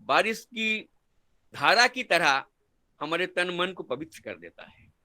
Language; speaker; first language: Hindi; non-native, local second language; Bangla